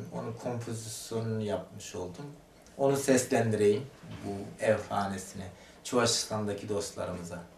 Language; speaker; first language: Turkish; native; Turkish